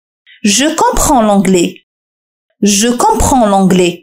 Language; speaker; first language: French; non-native, fluent; Arabic